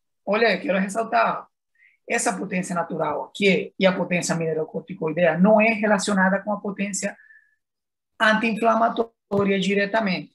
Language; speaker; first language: Portuguese; non-native, fluent; Spanish